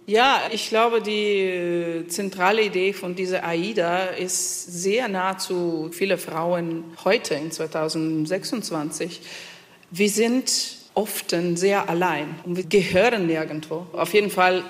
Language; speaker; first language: German; non-native, fluent; Russian